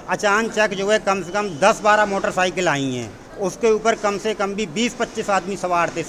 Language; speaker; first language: Hindi; native; Hindi